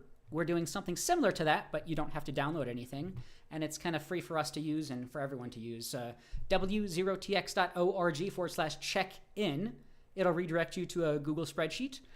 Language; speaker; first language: English; native; English